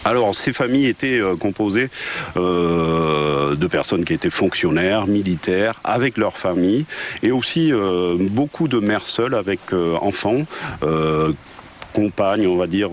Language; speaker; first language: French; native; French